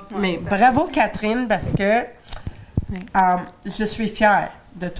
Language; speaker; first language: French; native; French